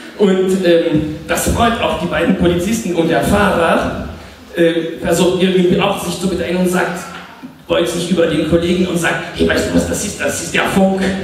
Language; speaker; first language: German; non-native, fluent; French